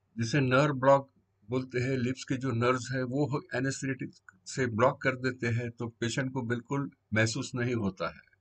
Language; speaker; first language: Hindi; non-native, local second language; Marathi